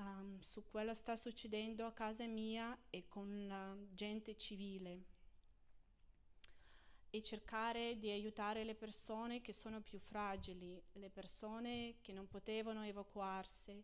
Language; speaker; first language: Italian; non-native, fluent; Ukrainian